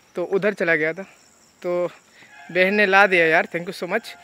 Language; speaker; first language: Hindi; non-native, local second language; Bangla